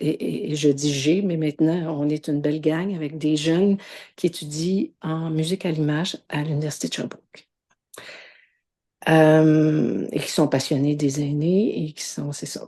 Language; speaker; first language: French; native; French